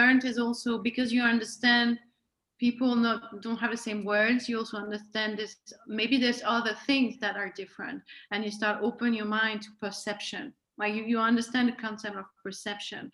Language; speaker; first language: English; non-native, fluent; French